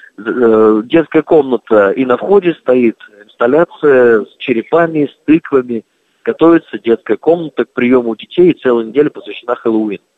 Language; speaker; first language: Russian; native; Russian